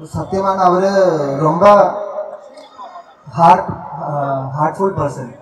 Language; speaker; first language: Tamil; non-native, learner; Malayalam